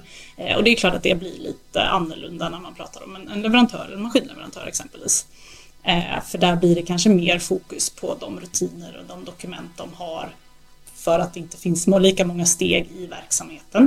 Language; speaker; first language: Swedish; native; Swedish